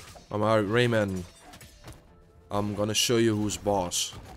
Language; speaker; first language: English; non-native, fluent; Dutch